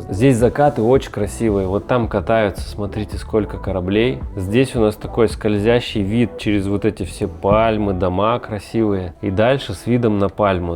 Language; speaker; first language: Russian; native; Russian